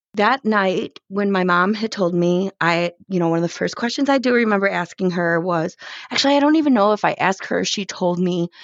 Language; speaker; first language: English; native; English